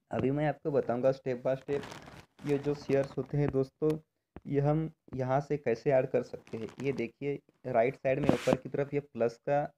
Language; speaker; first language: Hindi; non-native, local second language; Marathi